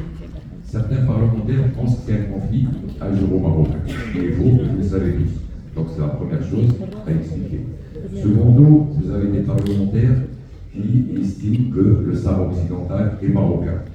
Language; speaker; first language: French; non-native, local second language; Arabic